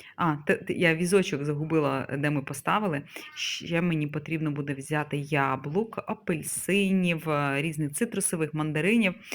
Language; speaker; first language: Ukrainian; non-native, local second language; Russian